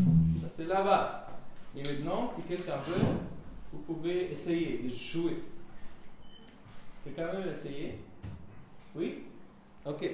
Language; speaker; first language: French; non-native, learner; German